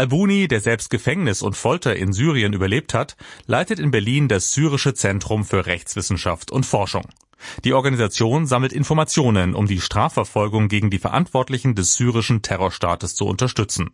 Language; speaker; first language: German; native; German